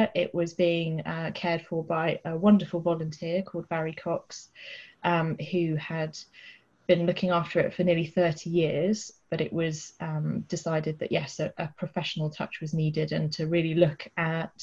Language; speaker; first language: English; native; English